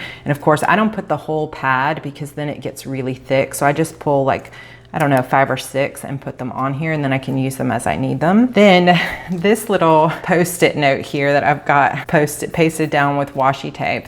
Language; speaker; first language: English; native; English